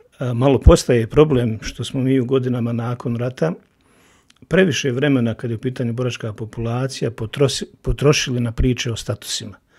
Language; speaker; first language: Bosnian; native; Bosnian